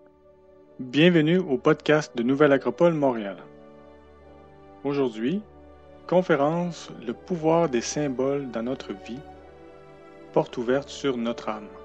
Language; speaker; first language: French; native; French